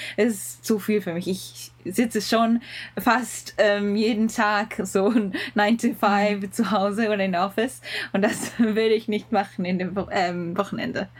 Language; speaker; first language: German; non-native, learner; Japanese